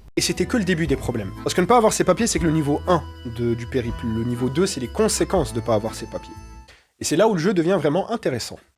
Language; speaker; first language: French; non-native, local second language; Arabic